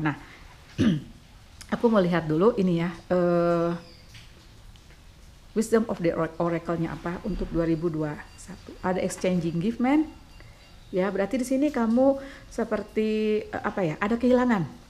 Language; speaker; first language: Indonesian; native; Indonesian